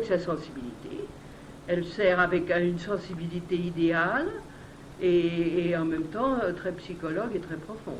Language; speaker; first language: French; native; French